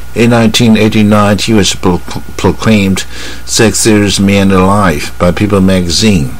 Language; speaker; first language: English; non-native, fluent; Chinese